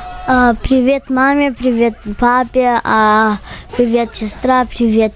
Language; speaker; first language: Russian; early bilingual, heritage; English